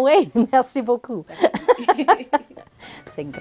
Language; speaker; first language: French; non-native, local second language; English